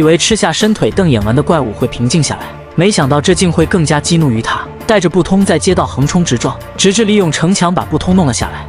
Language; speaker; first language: Chinese; native; Chinese